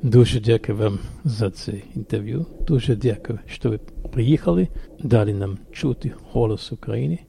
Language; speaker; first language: Ukrainian; non-native, fluent; German